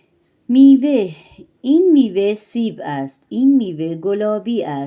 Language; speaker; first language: Persian; non-native, fluent; Urdu